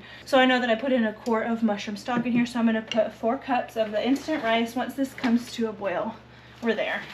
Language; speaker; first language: English; native; English